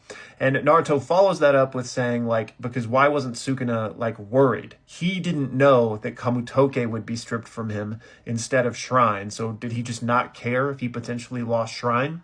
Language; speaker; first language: English; native; English